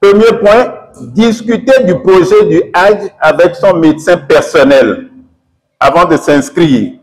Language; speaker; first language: French; non-native, local second language; Yoruba